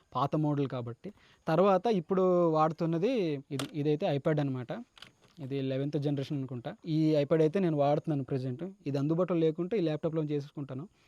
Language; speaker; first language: Telugu; native; Telugu